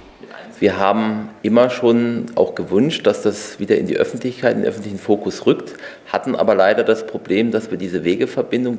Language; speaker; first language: German; native; German